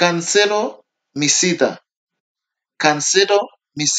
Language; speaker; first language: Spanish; non-native, learner; Haitian Creole